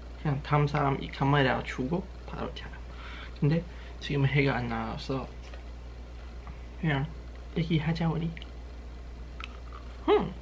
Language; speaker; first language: Korean; non-native, learner; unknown